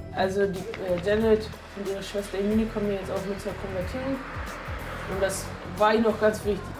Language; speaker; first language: German; native; German